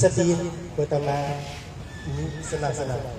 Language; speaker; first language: Indonesian; non-native, learner; Thai